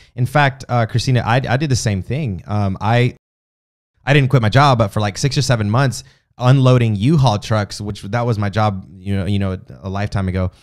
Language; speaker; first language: English; native; English